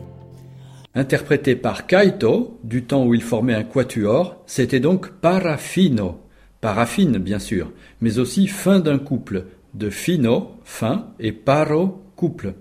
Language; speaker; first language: French; native; French